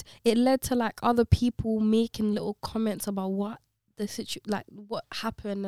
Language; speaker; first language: English; early bilingual, other home language; Konkani